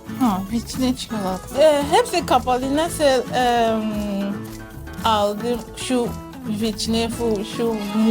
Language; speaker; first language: Turkish; non-native, learner; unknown